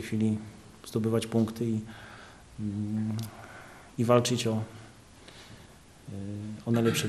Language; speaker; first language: Polish; native; Polish